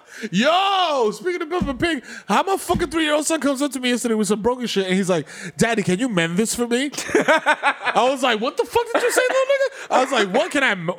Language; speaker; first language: English; native; English